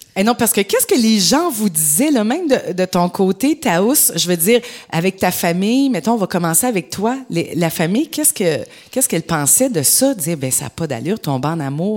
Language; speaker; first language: French; native; French